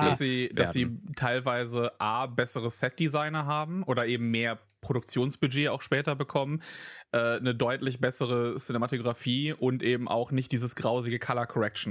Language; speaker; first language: German; native; German